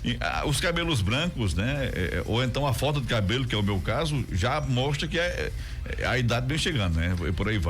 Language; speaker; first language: Portuguese; native; Portuguese